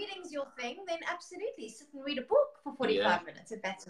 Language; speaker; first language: English; native; English